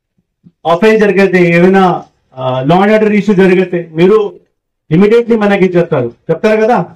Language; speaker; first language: Telugu; non-native, fluent; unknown